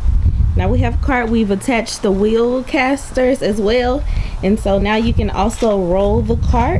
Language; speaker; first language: English; native; English